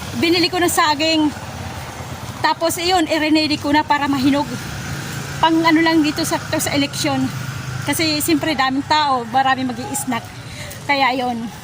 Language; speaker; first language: Filipino; non-native, local second language; Waray